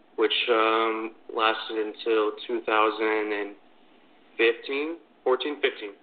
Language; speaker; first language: English; native; English